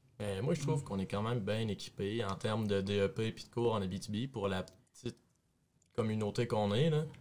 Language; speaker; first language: French; native; French